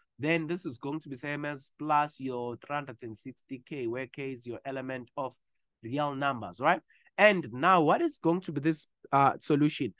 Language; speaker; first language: English; non-native, local second language; Zulu